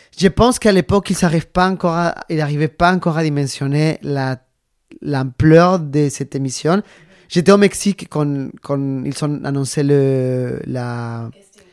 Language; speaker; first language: French; non-native, fluent; Spanish